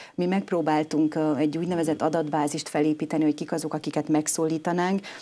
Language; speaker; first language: Hungarian; native; Hungarian